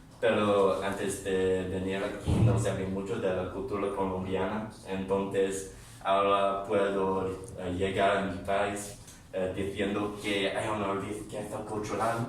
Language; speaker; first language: Spanish; non-native, learner; English